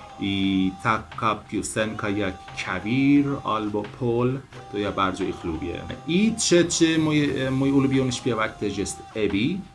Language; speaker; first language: Polish; non-native, learner; Persian